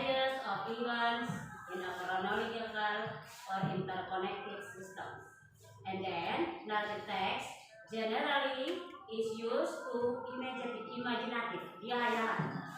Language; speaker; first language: English; non-native, learner; Indonesian